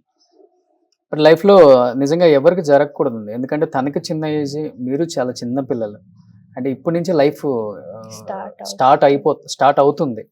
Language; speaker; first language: Telugu; native; Telugu